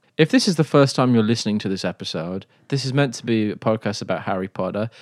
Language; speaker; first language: English; native; English